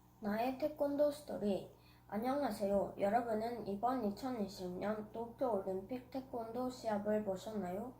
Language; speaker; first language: Korean; early bilingual, heritage; Korean